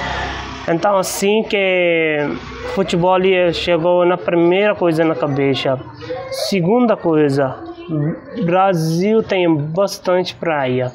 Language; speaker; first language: Portuguese; non-native, learner; Hindi